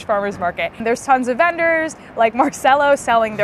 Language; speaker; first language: English; native; English